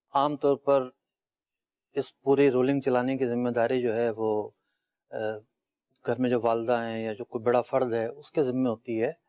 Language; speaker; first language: Urdu; native; Urdu